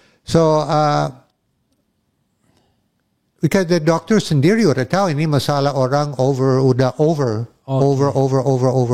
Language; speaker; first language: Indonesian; non-native, fluent; English